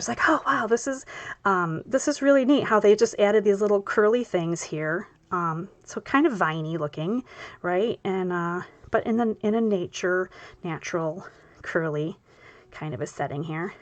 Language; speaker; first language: English; native; English